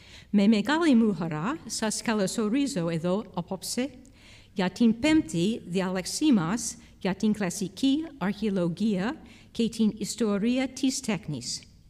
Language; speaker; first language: Greek; non-native, fluent; English